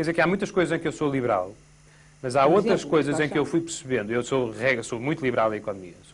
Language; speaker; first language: Portuguese; native; Portuguese